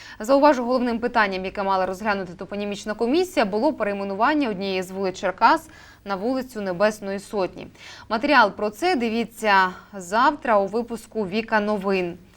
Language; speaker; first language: Ukrainian; native; Ukrainian